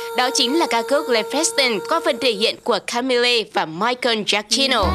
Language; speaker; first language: Vietnamese; native; Vietnamese